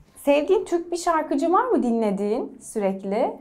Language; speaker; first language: Turkish; native; Turkish